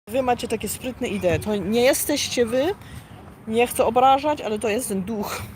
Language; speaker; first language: Polish; early bilingual, heritage; Polish